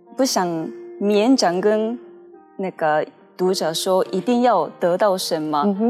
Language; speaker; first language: Chinese; non-native, fluent; Japanese